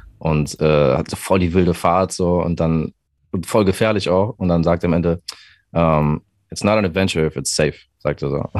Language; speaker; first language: German; early bilingual, other home language; English